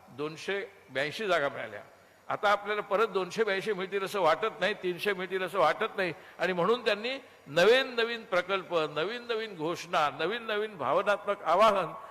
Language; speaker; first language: Marathi; native; Marathi